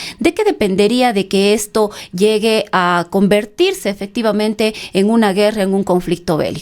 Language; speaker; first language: Spanish; native; Spanish